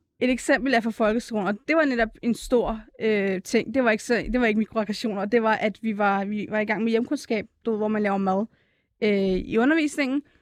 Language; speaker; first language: Danish; early bilingual, other home language; Turkish